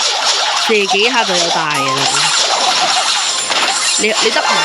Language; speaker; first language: Chinese; early bilingual, heritage; Cantonese